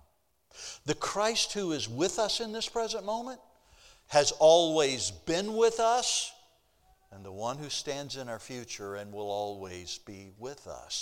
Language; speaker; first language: English; native; English